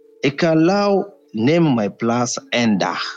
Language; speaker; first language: Dutch; non-native, fluent; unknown